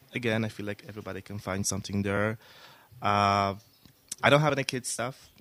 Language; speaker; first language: English; non-native, fluent; Polish